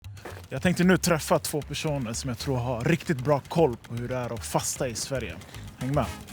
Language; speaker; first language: Swedish; native; Swedish